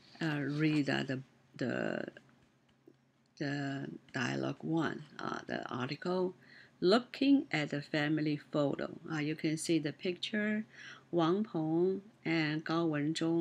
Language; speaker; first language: English; non-native, learner; Chinese